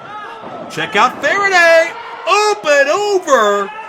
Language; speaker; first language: English; native; English